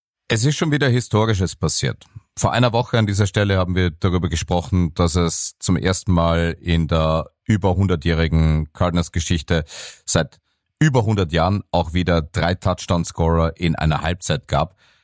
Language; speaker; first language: German; native; German